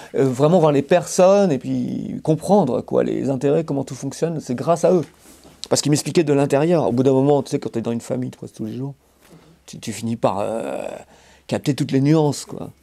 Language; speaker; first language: French; native; French